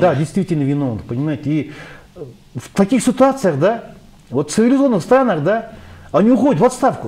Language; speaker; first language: Russian; non-native, local second language; Kyrgyz